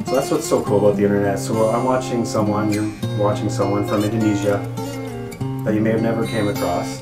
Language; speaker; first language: English; native; English